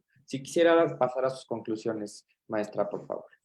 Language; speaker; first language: Spanish; native; Spanish